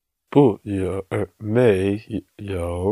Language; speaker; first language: Chinese; non-native, learner; English